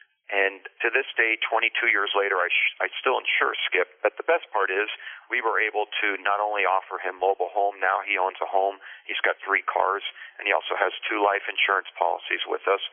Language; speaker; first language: English; early bilingual, other home language; Spanish